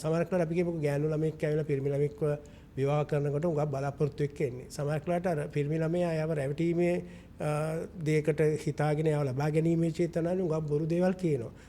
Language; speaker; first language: Sinhala; non-native, local second language; Malay